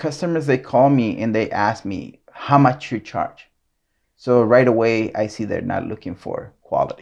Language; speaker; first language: English; non-native, fluent; Spanish